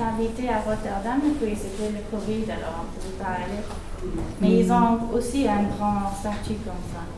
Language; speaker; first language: French; early bilingual, heritage; English